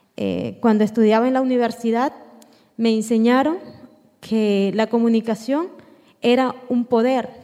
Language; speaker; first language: Spanish; non-native, local second language; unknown